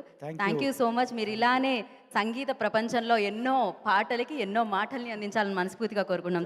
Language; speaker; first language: Telugu; native; Telugu